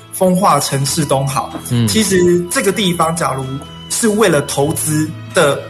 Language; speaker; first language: Chinese; native; Chinese